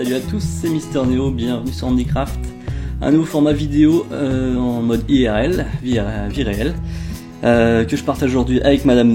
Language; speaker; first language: French; native; French